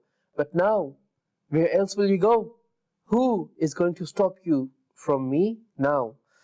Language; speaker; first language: English; non-native, local second language; Urdu